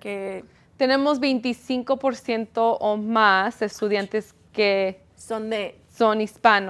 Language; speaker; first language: Spanish; early bilingual, heritage; Spanish